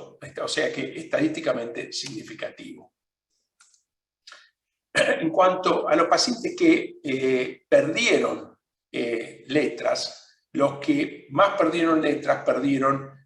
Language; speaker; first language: Spanish; non-native, fluent; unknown